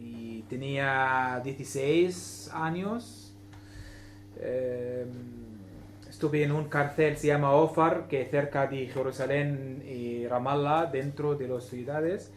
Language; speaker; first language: Spanish; non-native, learner; Arabic